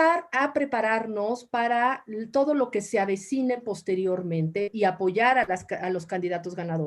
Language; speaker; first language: Spanish; native; Spanish